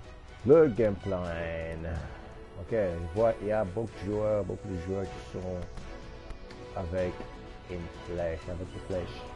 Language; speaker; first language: French; non-native, fluent; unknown